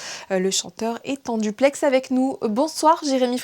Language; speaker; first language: French; native; French